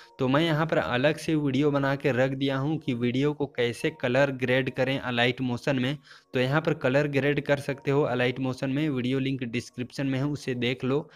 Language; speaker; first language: Hindi; native; Hindi